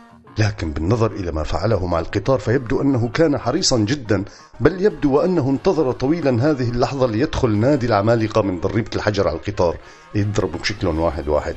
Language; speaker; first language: Arabic; native; Arabic